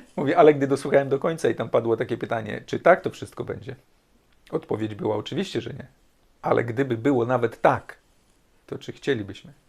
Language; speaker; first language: Polish; early bilingual, heritage; Polish